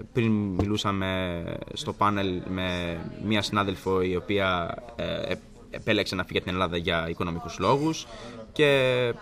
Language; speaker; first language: Greek; early bilingual, heritage; Greek